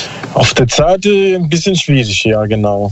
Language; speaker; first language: German; non-native, learner; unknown